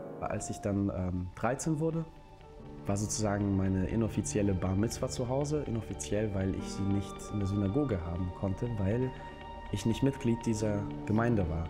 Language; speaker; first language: German; early bilingual, other home language; Russian